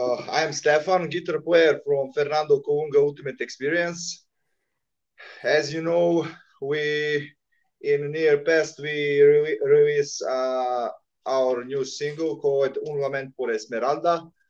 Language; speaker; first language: English; non-native, learner; Serbian